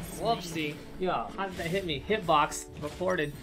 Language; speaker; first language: English; native; English